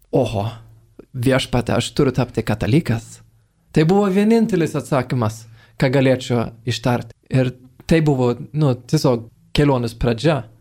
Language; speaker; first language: Lithuanian; non-native, fluent; Swedish